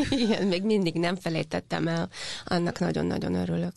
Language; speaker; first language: Hungarian; non-native, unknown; Russian